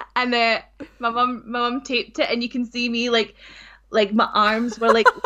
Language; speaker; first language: English; native; English